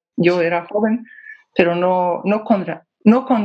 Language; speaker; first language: Spanish; non-native, fluent; Danish